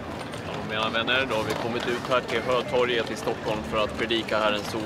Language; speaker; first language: Swedish; non-native, fluent; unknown